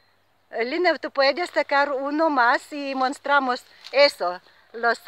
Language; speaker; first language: Spanish; non-native, learner; Lithuanian